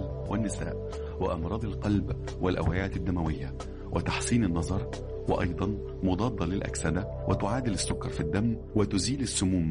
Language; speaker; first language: Arabic; native; Arabic